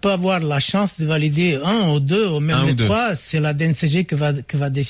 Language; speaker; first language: French; non-native, fluent; Portuguese